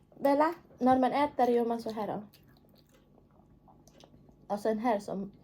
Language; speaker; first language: Swedish; non-native, learner; Filipino